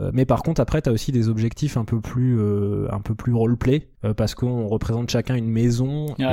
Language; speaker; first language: French; native; French